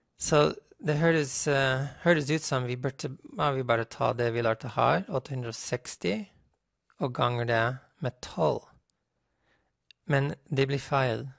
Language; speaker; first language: Norwegian; non-native, fluent; English